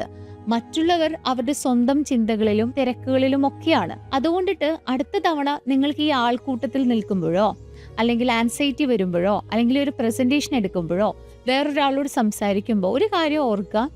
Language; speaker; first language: Malayalam; native; Malayalam